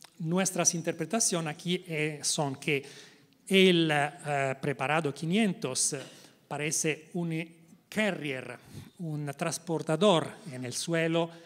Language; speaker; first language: Spanish; non-native, learner; Italian